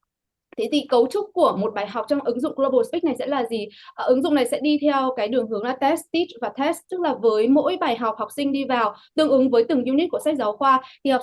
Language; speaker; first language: Vietnamese; native; Vietnamese